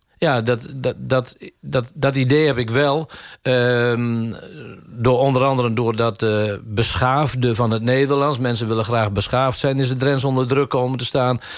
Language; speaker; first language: Dutch; native; Dutch